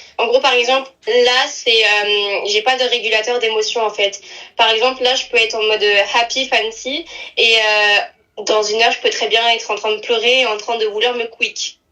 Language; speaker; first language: French; native; French